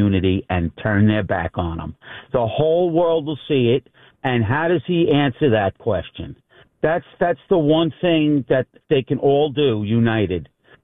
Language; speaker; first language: English; native; English